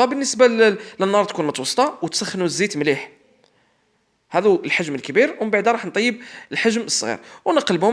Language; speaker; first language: Arabic; native; Arabic